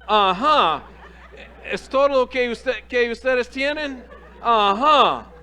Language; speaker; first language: Spanish; non-native, fluent; English